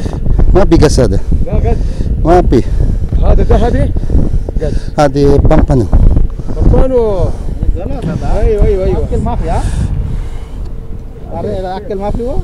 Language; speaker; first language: Arabic; non-native, learner; Filipino